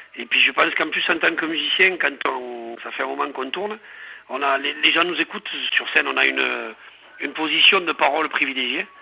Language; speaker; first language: French; non-native, fluent; English